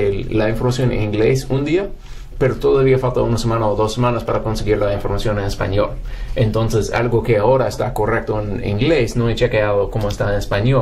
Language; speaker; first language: Spanish; non-native, fluent; English